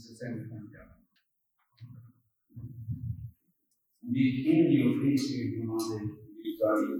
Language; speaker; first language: Ukrainian; early bilingual, heritage; Ukrainian